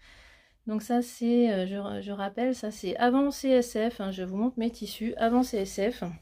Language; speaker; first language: French; native; French